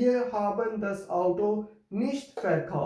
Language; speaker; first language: German; non-native, fluent; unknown